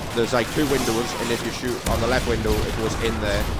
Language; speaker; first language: English; native; English